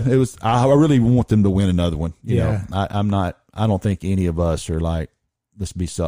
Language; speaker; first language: English; native; English